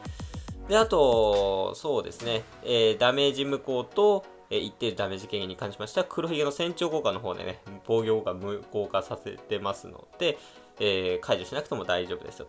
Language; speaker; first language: Japanese; native; Japanese